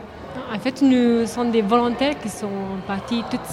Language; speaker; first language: French; non-native, learner; Italian